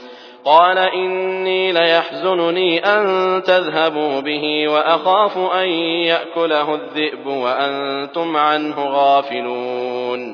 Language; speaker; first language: Arabic; native; Arabic